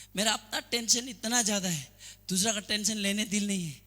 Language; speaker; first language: Hindi; non-native, local second language; Assamese